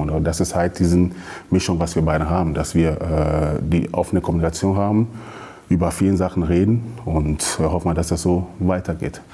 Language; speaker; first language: German; early bilingual, other home language; Akan